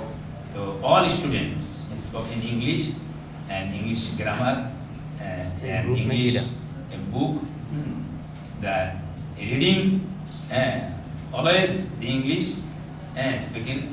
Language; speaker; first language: English; non-native, learner; Bangla